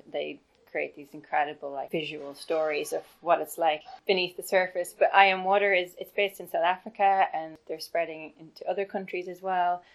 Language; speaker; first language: English; native; English